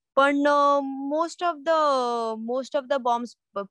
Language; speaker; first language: Marathi; native; Marathi